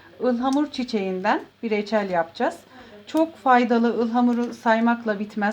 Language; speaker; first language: Turkish; native; Turkish